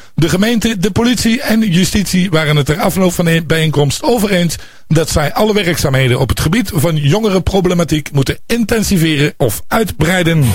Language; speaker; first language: Dutch; native; Dutch